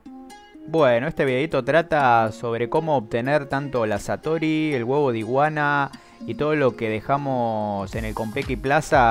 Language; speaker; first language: Spanish; native; Spanish